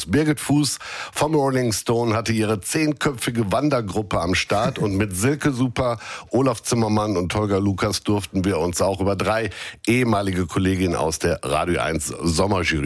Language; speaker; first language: German; native; German